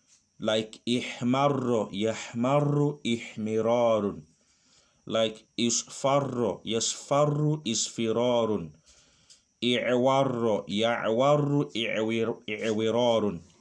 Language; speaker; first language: Arabic; non-native, fluent; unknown